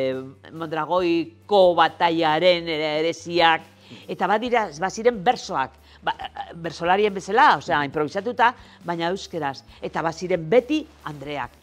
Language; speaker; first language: Basque; non-native, local second language; Spanish